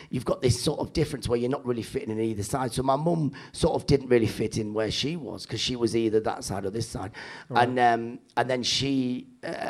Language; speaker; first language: English; native; English